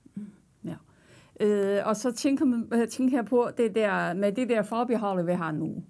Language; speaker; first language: Danish; non-native, fluent; Chinese